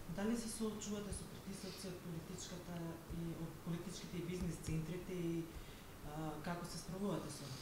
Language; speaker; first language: Macedonian; non-native, local second language; Albanian